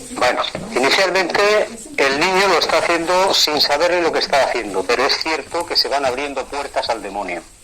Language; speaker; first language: Spanish; native; Spanish